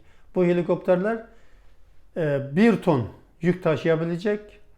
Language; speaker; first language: Turkish; non-native, fluent; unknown